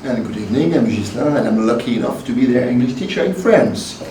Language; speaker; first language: English; non-native, fluent; French